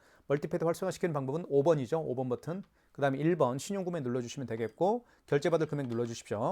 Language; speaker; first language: Korean; native; Korean